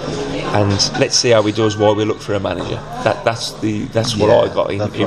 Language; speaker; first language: English; native; English